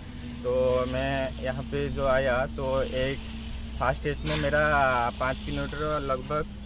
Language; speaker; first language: Hindi; non-native, local second language; Odia